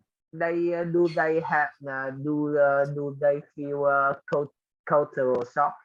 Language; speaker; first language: English; non-native, learner; Vietnamese